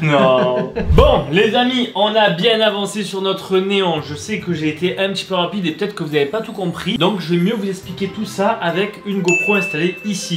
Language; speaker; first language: French; native; French